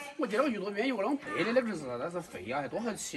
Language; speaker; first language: Chinese; native; Chinese